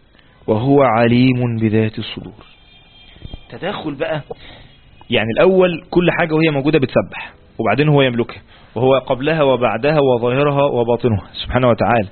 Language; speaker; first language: Arabic; native; Arabic